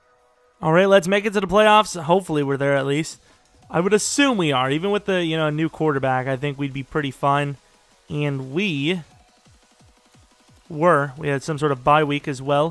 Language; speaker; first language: English; native; English